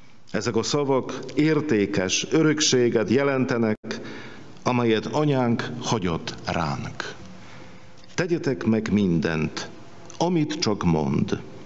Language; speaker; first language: Hungarian; non-native, fluent; Polish